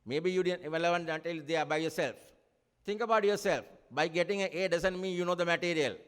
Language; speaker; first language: English; non-native, local second language; Sinhala